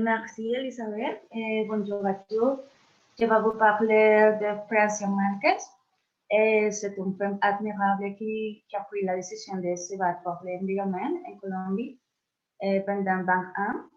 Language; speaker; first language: French; non-native, learner; Spanish